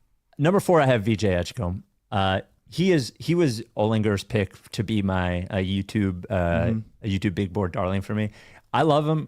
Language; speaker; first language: English; native; English